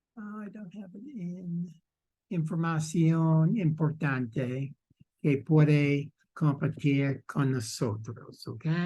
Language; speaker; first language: Spanish; non-native, learner; English